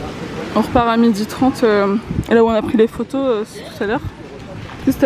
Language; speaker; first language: French; native; French